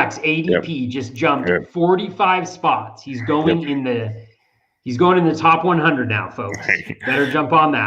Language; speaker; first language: English; native; English